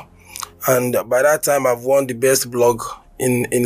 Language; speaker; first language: English; non-native, local second language; Yoruba